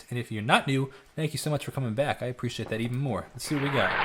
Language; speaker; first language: English; native; English